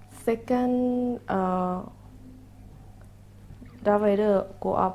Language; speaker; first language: English; non-native, learner; Thai